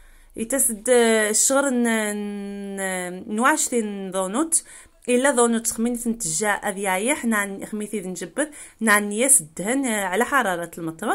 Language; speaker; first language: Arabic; non-native, local second language; Riffian